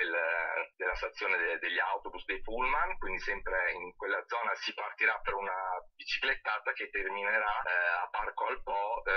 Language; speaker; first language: Italian; native; Italian